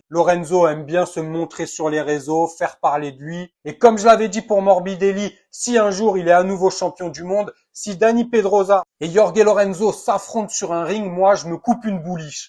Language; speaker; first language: French; native; French